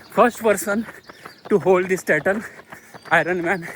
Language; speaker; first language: Hindi; non-native, local second language; Marathi